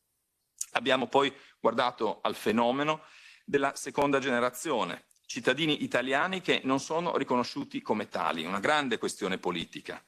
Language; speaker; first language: Italian; native; Italian